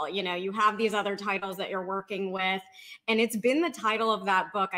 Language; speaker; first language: English; native; English